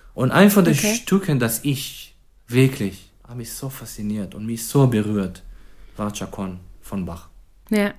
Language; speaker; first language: German; non-native, fluent; Hebrew